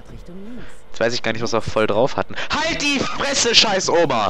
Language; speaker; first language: German; native; German